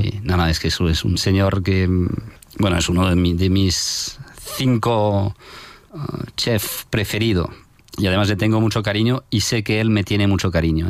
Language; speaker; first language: Spanish; non-native, fluent; French